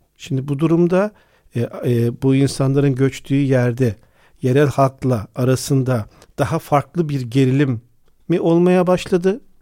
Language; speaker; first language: Turkish; native; Turkish